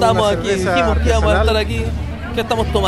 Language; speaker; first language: Spanish; native; Spanish